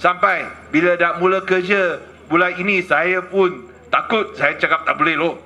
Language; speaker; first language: Malay; non-native, local second language; Chinese